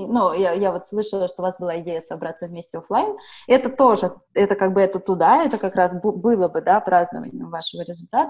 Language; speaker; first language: Russian; native; Russian